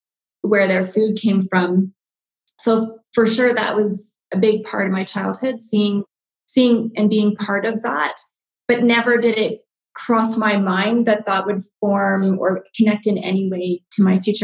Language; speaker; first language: English; native; English